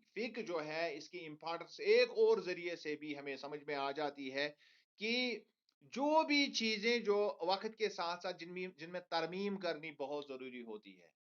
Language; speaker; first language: Urdu; non-native, local second language; Kashmiri